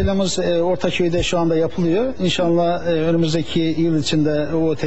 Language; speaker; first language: Turkish; native; Turkish